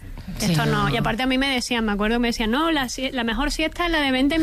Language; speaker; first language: Spanish; native; Spanish